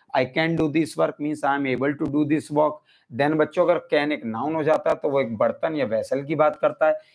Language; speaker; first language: Hindi; native; Hindi